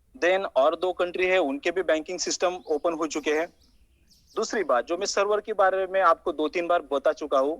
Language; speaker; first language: Hindi; non-native, local second language; Marathi